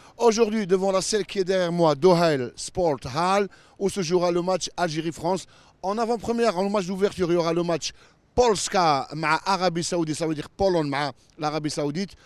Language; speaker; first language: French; non-native, local second language; Arabic